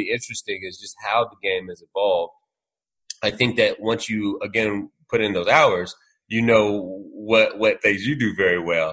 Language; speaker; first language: English; native; English